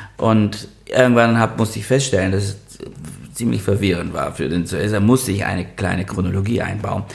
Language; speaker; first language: German; non-native, fluent; Bulgarian